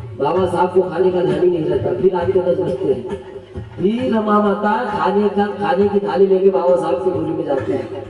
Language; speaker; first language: Hindi; non-native, local second language; Marathi